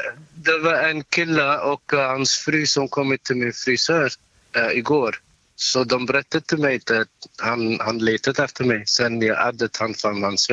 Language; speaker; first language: Swedish; non-native, learner; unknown